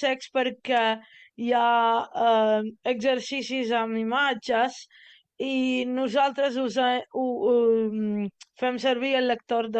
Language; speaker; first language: Catalan; non-native, learner; Italian